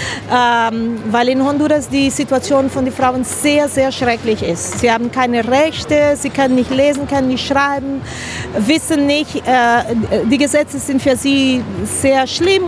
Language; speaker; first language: German; non-native, fluent; Spanish